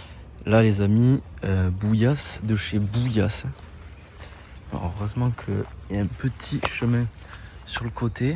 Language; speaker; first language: French; native; French